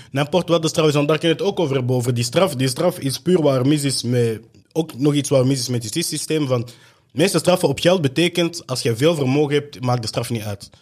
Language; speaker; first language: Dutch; native; Dutch